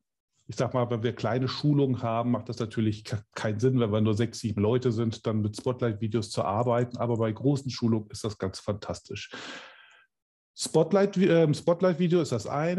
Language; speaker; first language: German; native; German